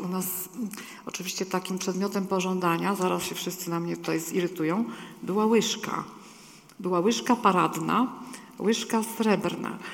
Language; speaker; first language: Polish; native; Polish